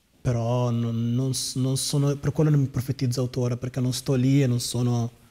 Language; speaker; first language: Italian; early bilingual, other home language; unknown